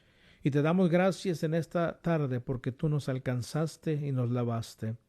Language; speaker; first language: Spanish; native; Spanish